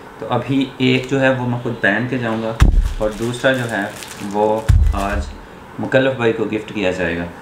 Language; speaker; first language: Urdu; non-native, local second language; Punjabi